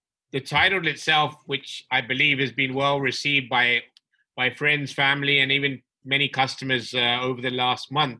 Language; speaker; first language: English; native; English